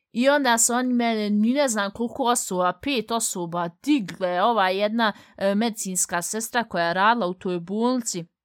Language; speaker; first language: Bosnian; early bilingual, heritage; Bosnian